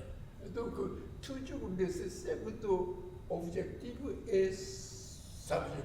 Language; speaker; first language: French; non-native, learner; Japanese